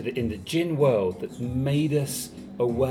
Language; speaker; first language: English; native; English